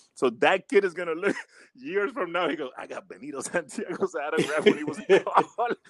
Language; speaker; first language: English; early bilingual, other home language; Spanish